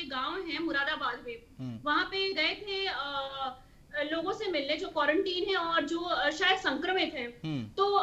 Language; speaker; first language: Hindi; native; Hindi